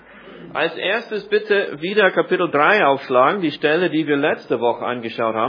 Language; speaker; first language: German; non-native, fluent; English